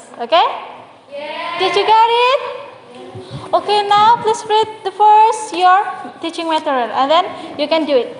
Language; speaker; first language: English; non-native, learner; Indonesian